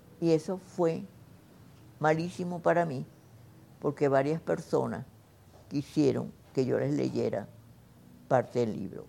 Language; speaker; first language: Spanish; early bilingual, other home language; German